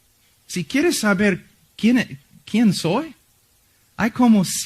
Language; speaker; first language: Spanish; non-native, fluent; English